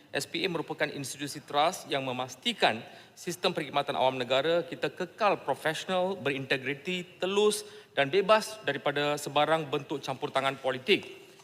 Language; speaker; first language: Malay; non-native, local second language; Tamil